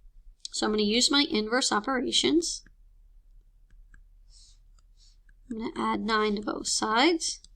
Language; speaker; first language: English; native; English